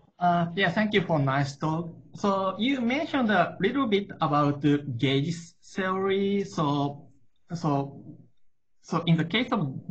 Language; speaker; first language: English; non-native, learner; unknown